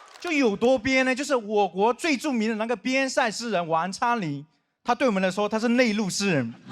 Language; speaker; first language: Chinese; non-native, local second language; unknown